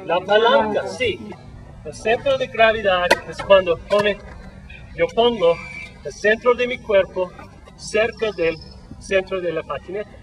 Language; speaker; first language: Spanish; non-native, fluent; English